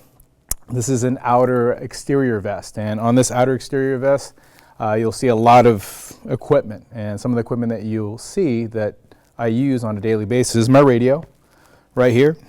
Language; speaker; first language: English; native; English